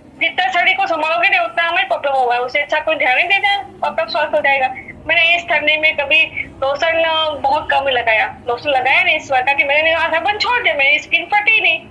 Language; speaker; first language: Hindi; native; Hindi